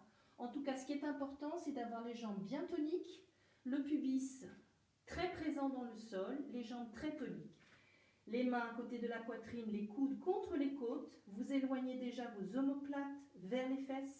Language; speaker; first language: French; native; French